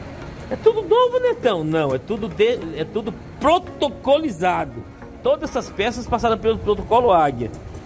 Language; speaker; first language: Portuguese; native; Portuguese